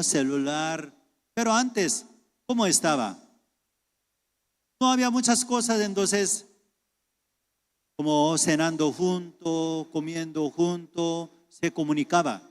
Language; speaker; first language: Spanish; non-native, fluent; Korean